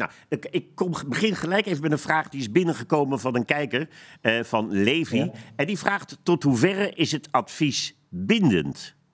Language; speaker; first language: Dutch; native; Dutch